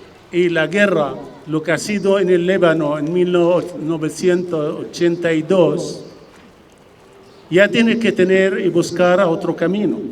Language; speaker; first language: Spanish; non-native, fluent; Arabic